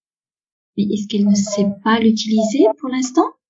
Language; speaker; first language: French; native; French